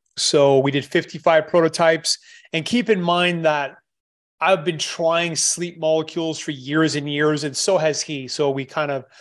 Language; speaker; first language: English; native; English